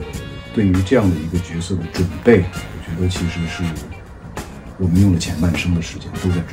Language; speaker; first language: Chinese; native; Chinese